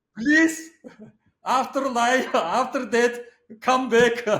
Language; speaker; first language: English; non-native, learner; Mongolian